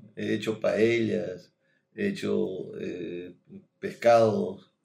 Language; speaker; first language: Spanish; native; Spanish